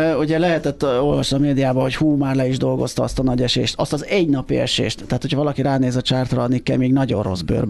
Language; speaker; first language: Hungarian; native; Hungarian